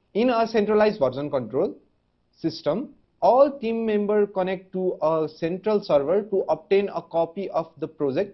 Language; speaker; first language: English; non-native, local second language; Nepali